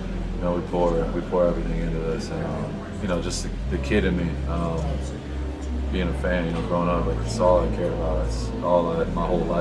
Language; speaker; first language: English; native; English